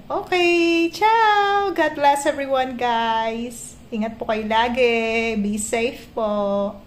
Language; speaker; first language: Filipino; non-native, local second language; Cebuano